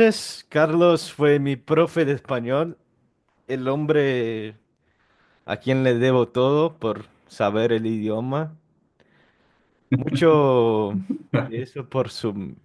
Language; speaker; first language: Spanish; non-native, fluent; Portuguese